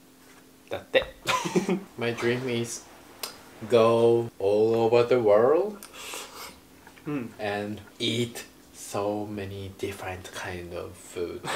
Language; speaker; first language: English; non-native, learner; Japanese